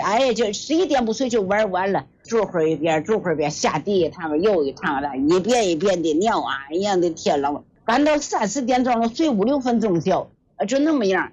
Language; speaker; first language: Chinese; native; Chinese